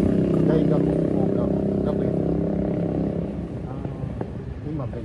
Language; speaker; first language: Japanese; non-native, learner; Ganda